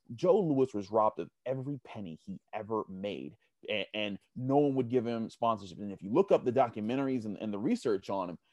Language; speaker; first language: English; native; English